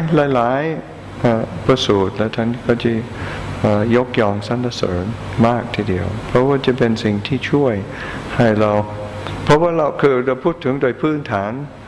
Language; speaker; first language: Thai; non-native, fluent; English